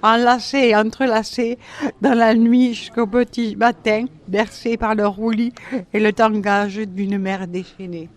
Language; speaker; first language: French; native; French